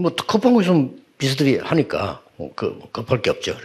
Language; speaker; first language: Korean; native; Korean